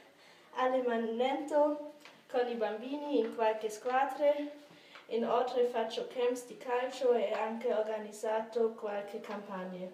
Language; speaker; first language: Italian; non-native, learner; German